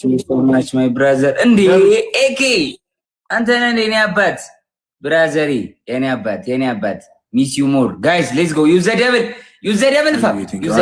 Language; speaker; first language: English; non-native, learner; Amharic